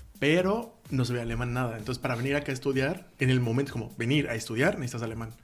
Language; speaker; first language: Spanish; native; Spanish